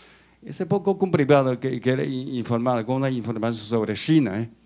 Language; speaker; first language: Spanish; non-native, fluent; Chinese